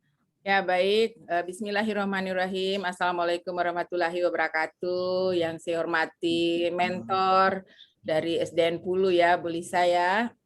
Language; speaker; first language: Indonesian; native; Indonesian